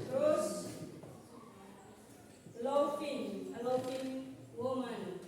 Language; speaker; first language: English; non-native, local second language; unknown